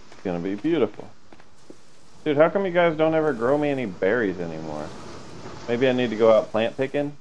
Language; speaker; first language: English; native; English